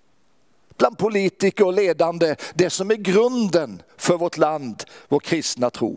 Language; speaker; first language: Swedish; native; Swedish